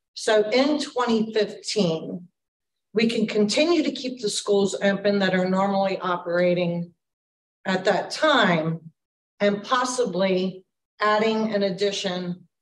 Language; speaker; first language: English; native; English